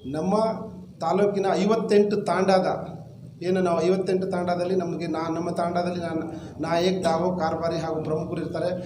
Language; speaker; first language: Kannada; non-native, local second language; Lambadi